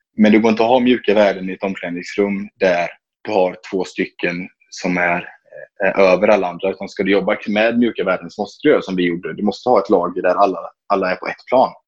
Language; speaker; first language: Swedish; native; Swedish